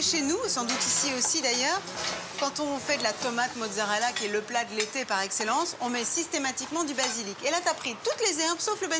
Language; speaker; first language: French; native; French